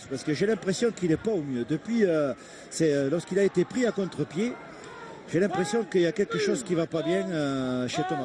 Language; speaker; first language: French; native; French